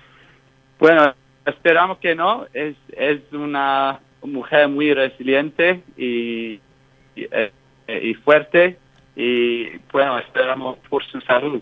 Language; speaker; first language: Spanish; non-native, fluent; English